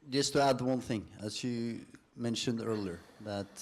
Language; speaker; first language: English; non-native, fluent; Norwegian